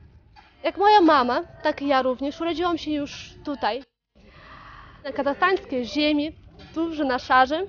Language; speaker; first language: Polish; early bilingual, heritage; Polish